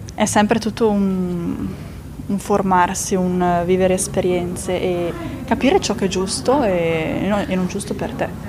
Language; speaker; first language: Italian; native; Italian